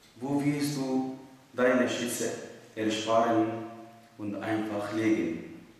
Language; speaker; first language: German; non-native, fluent; Arabic